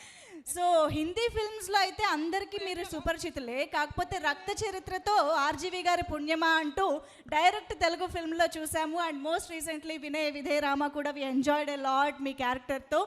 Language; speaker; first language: Telugu; native; Telugu